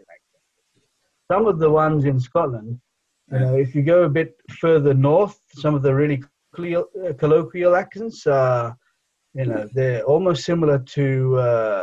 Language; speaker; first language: English; non-native, local second language; Bangla